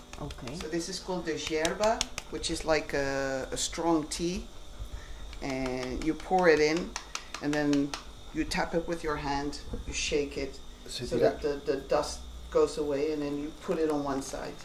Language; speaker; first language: English; non-native, learner; Spanish